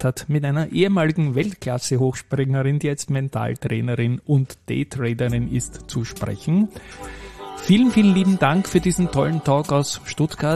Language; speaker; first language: German; native; German